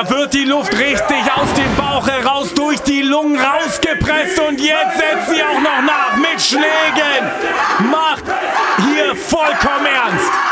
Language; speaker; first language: German; native; German